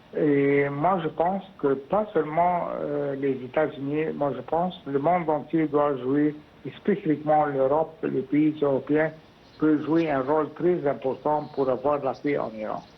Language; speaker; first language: French; non-native, fluent; Arabic